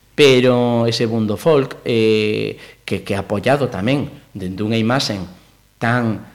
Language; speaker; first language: Galician; native; Galician